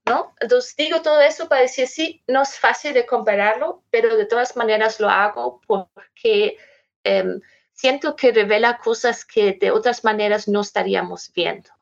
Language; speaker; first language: Spanish; non-native, fluent; German